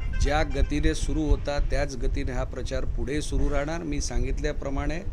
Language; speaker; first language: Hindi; non-native, local second language; Gujarati